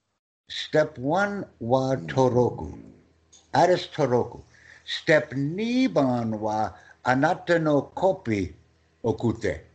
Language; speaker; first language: Japanese; non-native, learner; English